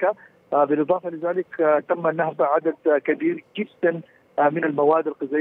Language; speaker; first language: Arabic; native; Arabic